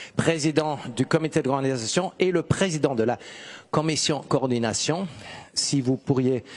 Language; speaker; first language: French; non-native, fluent; German